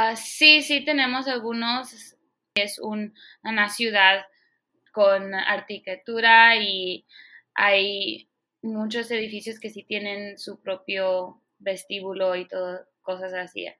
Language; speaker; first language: Spanish; early bilingual, heritage; Spanish